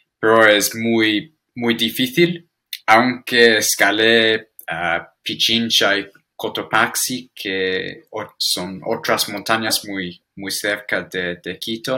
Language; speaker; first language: Spanish; non-native, learner; English